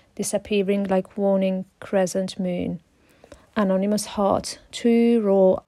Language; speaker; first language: English; non-native, fluent; Italian